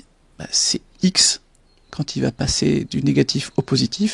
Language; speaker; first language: French; native; French